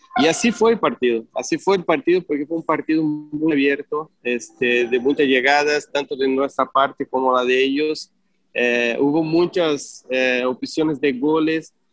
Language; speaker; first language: Spanish; non-native, fluent; Portuguese